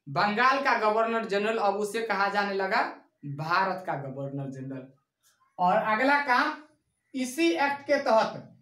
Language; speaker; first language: Hindi; native; Hindi